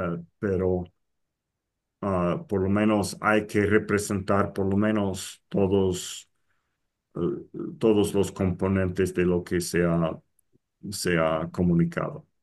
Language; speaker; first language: Spanish; non-native, fluent; English